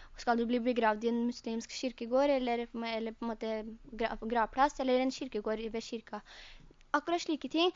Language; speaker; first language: Norwegian; early bilingual, other home language; Urdu